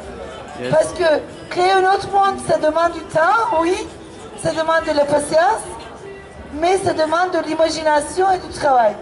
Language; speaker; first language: French; non-native, fluent; Turkish